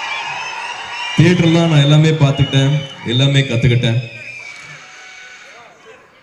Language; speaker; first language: Tamil; native; Tamil